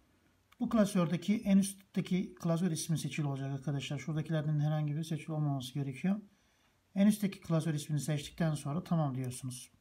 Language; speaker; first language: Turkish; native; Turkish